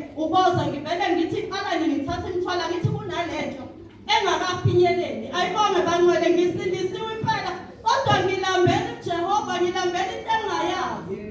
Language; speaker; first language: Zulu; non-native, local second language; Southern Sotho